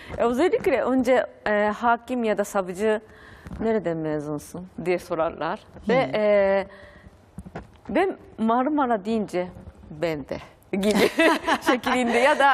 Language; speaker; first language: Turkish; non-native, fluent; Japanese